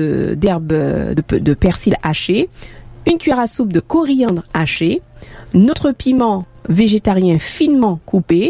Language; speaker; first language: French; native; French